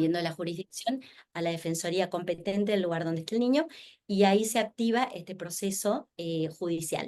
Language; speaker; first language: Spanish; native; Spanish